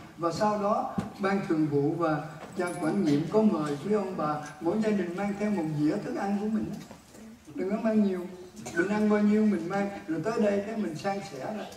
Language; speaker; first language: Vietnamese; native; Vietnamese